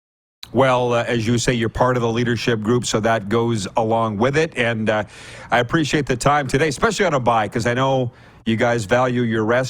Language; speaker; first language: English; native; English